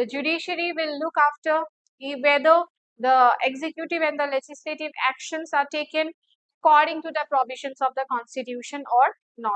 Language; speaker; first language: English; non-native, local second language; Hindi